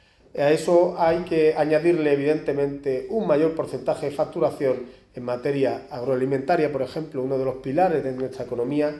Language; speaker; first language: Spanish; native; Spanish